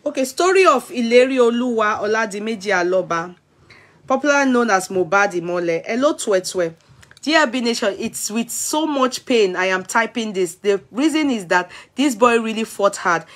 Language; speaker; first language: English; non-native, local second language; Yoruba